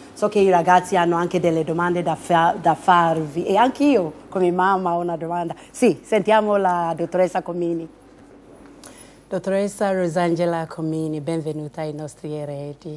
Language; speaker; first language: Italian; non-native, fluent; Akan